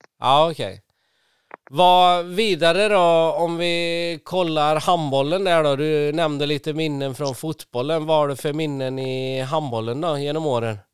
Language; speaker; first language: Swedish; native; Swedish